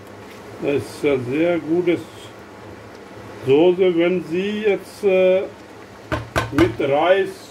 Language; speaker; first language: German; non-native, learner; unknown